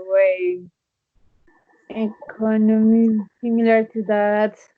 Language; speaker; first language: English; non-native, learner; Spanish